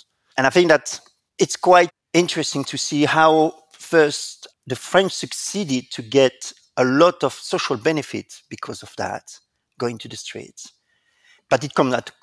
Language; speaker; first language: English; non-native, fluent; French